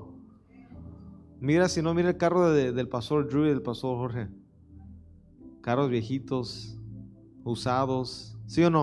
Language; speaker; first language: Spanish; early bilingual, heritage; Spanish